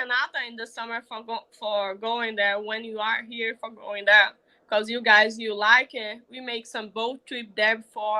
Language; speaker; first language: English; non-native, learner; Portuguese